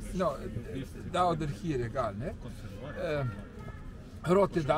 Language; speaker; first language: German; non-native, learner; Slovenian